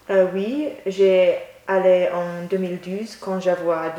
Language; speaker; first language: French; non-native, learner; English